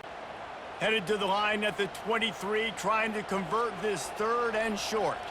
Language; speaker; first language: English; native; English